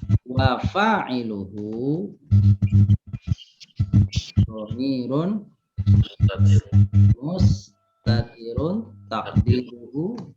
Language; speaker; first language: Arabic; non-native, fluent; Indonesian